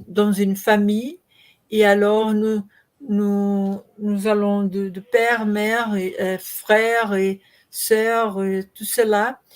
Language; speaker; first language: French; non-native, learner; Portuguese